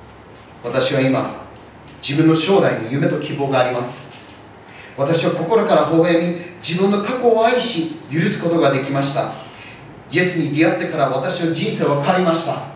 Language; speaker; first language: Japanese; early bilingual, other home language; English